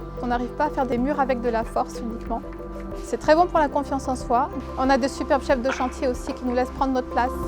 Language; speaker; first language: French; native; French